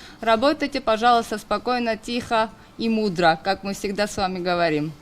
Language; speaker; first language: Russian; non-native, fluent; Georgian